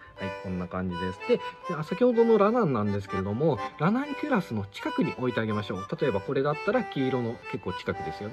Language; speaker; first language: Japanese; native; Japanese